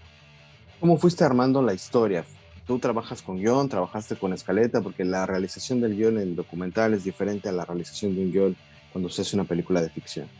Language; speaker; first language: Spanish; native; Spanish